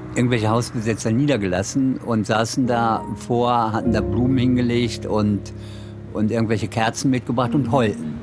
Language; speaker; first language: German; native; German